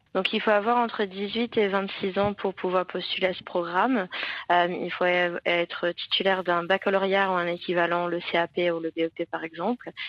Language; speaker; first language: French; non-native, fluent; English